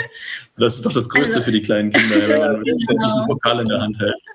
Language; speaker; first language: German; native; German